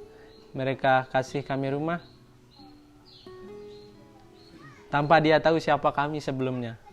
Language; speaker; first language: Indonesian; non-native, local second language; Sasak